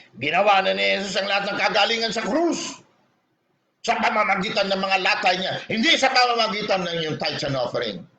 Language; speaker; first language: Filipino; non-native, local second language; Hiligaynon